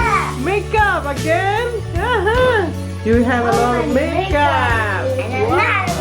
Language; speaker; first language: English; non-native, learner; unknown